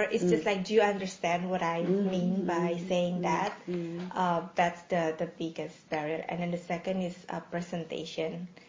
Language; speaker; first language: English; non-native, fluent; Indonesian